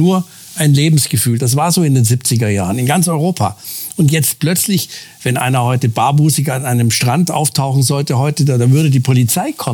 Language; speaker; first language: German; native; German